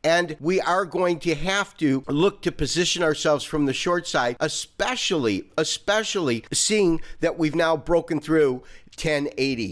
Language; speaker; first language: English; native; English